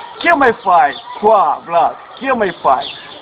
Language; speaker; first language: Italian; non-native, learner; Romanian